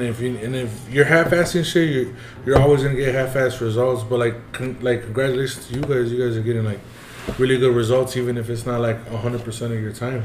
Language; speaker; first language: English; early bilingual, other home language; Spanish